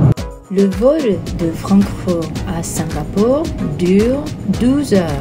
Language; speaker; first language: French; non-native, fluent; Japanese